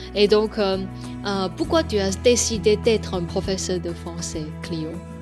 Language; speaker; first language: French; non-native, fluent; Chinese